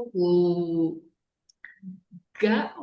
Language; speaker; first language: Japanese; non-native, learner; Indonesian